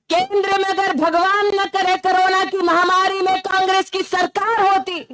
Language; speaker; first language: Hindi; non-native, local second language; Gujarati